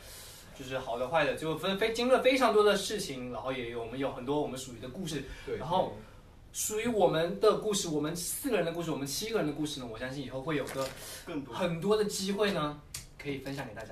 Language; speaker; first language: Chinese; native; Chinese